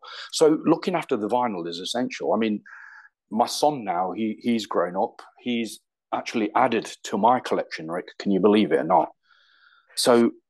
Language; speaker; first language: English; native; English